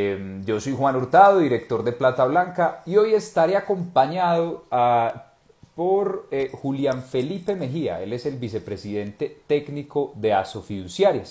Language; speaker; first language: Spanish; native; Spanish